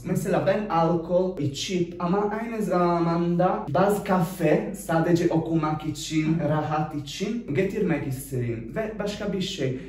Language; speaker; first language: Turkish; non-native, learner; Italian